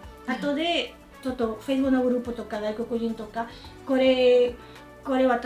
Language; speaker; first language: Japanese; non-native, learner; Spanish